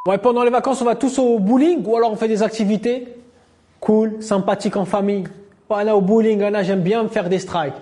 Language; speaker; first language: French; non-native, local second language; Arabic